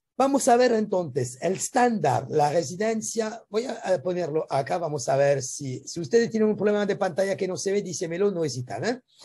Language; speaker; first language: Spanish; non-native, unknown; French